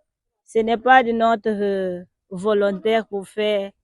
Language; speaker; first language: French; non-native, learner; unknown